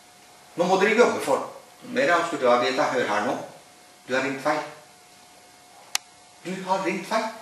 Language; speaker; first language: Norwegian; non-native, fluent; Urdu